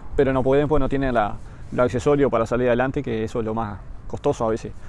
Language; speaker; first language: Spanish; native; Spanish